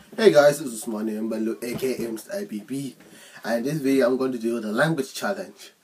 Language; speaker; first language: English; native; English